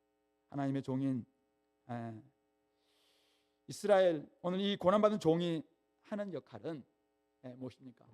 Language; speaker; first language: Korean; native; Korean